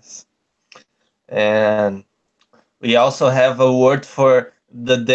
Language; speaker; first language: English; non-native, learner; Portuguese